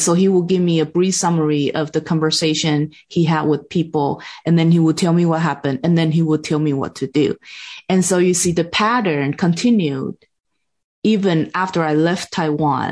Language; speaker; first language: English; non-native, fluent; Chinese